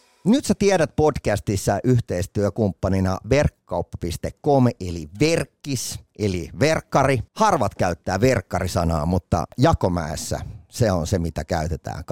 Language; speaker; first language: Finnish; native; Finnish